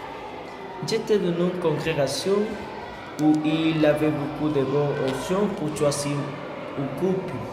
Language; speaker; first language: French; non-native, learner; Spanish